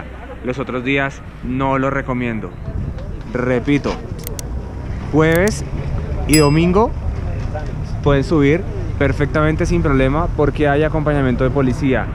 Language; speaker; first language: Spanish; native; Spanish